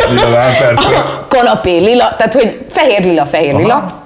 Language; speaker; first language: Hungarian; early bilingual, heritage; Hungarian